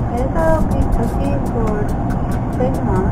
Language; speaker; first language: Spanish; non-native, learner; English